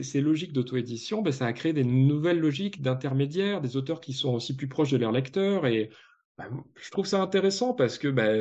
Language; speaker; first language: French; native; French